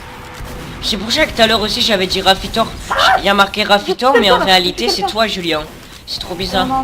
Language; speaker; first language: French; native; French